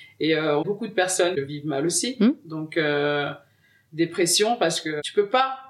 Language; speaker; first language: French; early bilingual, other home language; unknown